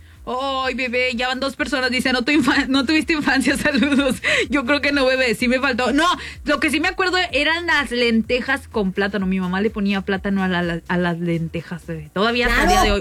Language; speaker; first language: Spanish; native; Spanish